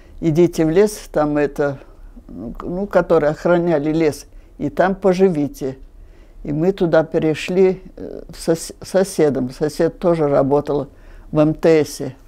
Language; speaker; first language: Russian; non-native, local second language; Finnish